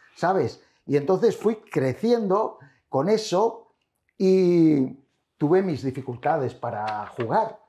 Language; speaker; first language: Spanish; native; Spanish